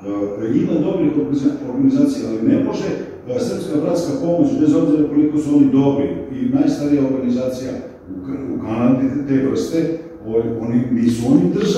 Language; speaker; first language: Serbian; early bilingual, heritage; Serbian